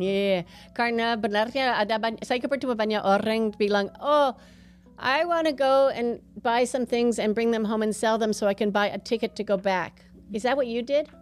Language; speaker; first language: English; native; English